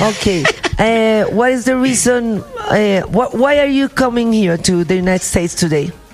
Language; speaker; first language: English; non-native, learner; Spanish